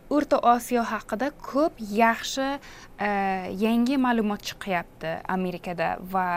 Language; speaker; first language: Uzbek; non-native, fluent; English